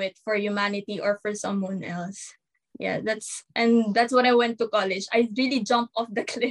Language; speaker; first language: English; non-native, local second language; Filipino